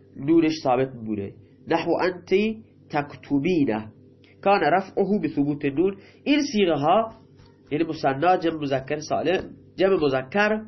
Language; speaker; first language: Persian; non-native, local second language; Baluchi